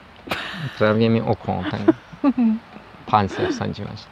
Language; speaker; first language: Polish; non-native, fluent; Turkish